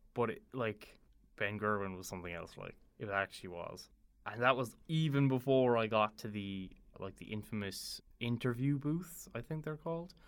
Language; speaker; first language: English; native; English